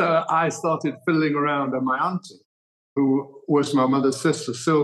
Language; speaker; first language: English; native; English